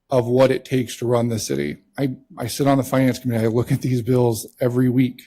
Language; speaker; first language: English; native; English